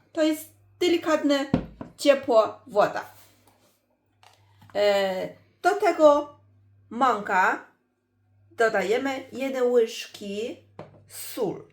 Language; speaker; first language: Polish; non-native, learner; Chinese